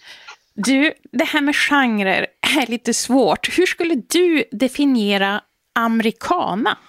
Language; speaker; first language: Swedish; native; Swedish